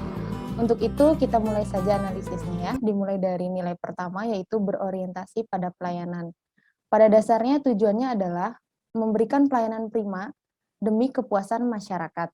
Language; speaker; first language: Indonesian; native; Indonesian